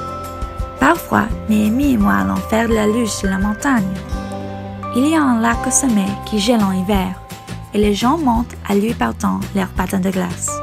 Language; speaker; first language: French; non-native, learner; English